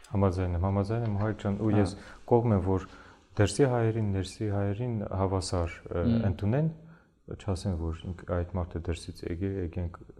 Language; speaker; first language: Armenian; early bilingual, heritage; Armenian